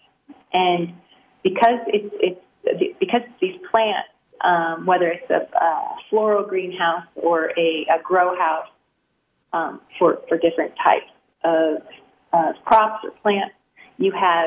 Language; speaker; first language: English; native; English